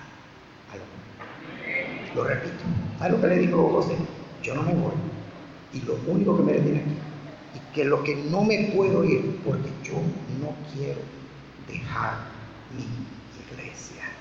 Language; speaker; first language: Spanish; native; Spanish